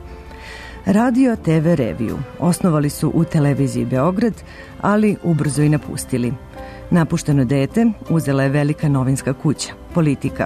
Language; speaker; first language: Serbian; native; Serbian